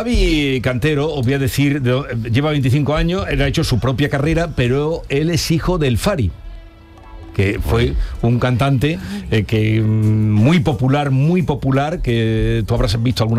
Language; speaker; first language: Spanish; native; Spanish